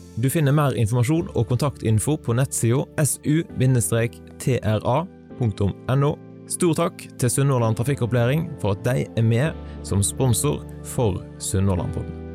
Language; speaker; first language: Norwegian; native; Norwegian